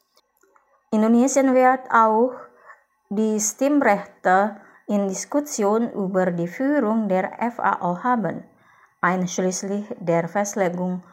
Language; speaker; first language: German; non-native, fluent; Indonesian